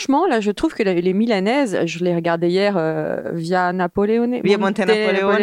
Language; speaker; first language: French; native; French